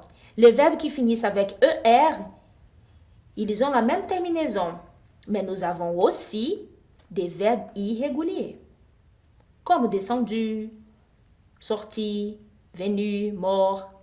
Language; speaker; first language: French; non-native, fluent; Portuguese